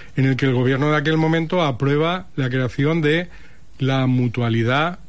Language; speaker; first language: Spanish; native; Spanish